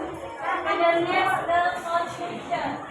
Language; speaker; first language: English; non-native, learner; Indonesian